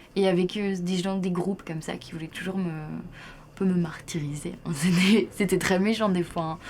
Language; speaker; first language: French; native; French